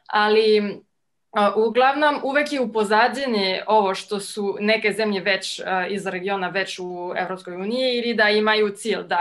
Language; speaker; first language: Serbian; non-native, fluent; French